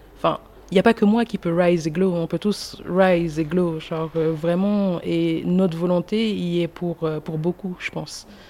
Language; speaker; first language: French; early bilingual, other home language; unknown